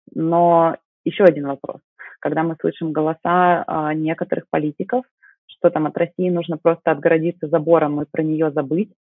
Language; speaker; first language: Russian; native; Russian